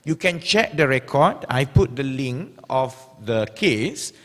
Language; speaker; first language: English; non-native, local second language; Malay